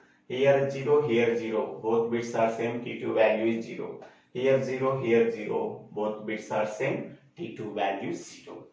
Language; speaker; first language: English; non-native, local second language; Telugu